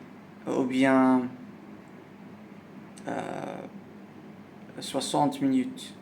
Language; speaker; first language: French; non-native, learner; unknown